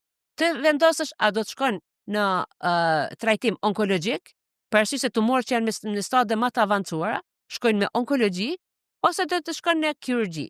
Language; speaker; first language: Albanian; native; Albanian